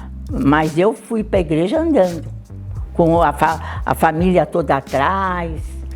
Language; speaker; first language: Portuguese; early bilingual, other home language; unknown